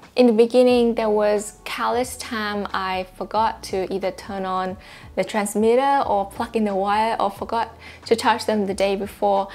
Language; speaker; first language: English; non-native, fluent; Vietnamese